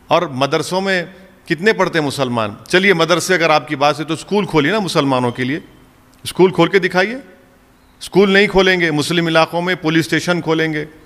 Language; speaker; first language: Hindi; non-native, local second language; Urdu